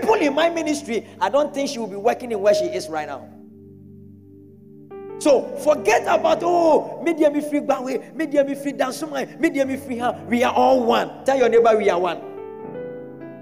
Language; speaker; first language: English; non-native, local second language; Akan